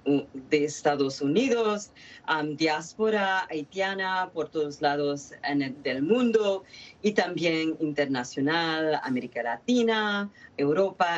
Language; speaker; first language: Spanish; non-native, fluent; Haitian Creole